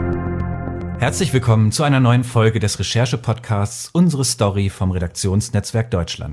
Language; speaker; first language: German; native; German